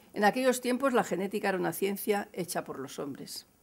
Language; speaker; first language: Spanish; native; Spanish